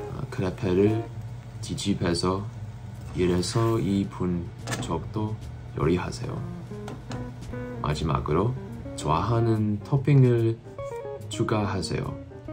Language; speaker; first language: Korean; non-native, learner; English